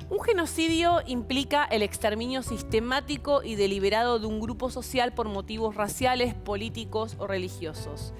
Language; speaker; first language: Spanish; native; Spanish